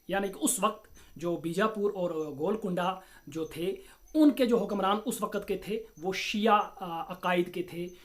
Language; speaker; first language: Urdu; non-native, local second language; Kashmiri